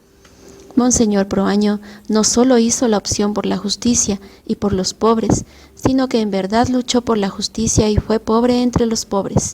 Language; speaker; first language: Spanish; native; Spanish